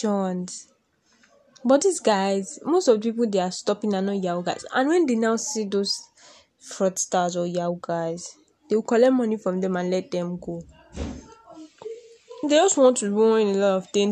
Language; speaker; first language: English; non-native, local second language; Yoruba